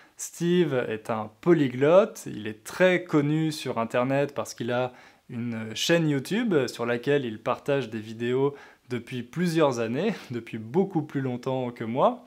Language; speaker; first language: French; native; French